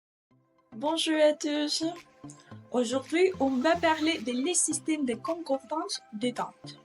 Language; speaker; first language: French; non-native, learner; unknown